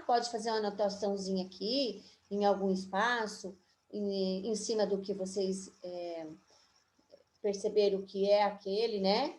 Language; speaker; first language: Portuguese; native; Portuguese